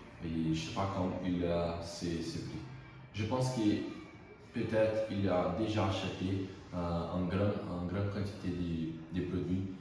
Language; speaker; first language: French; non-native, learner; Portuguese